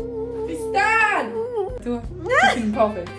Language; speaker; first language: French; native; French